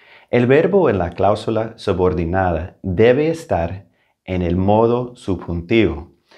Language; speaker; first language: Spanish; non-native, fluent; English